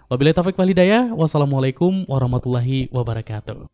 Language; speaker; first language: Indonesian; native; Indonesian